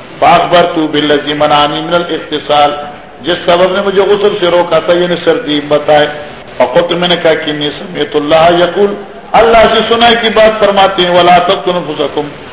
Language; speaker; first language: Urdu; non-native, local second language; Northern Hindko